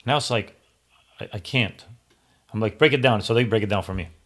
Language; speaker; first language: English; early bilingual, other home language; Greek